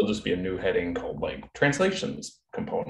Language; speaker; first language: English; native; English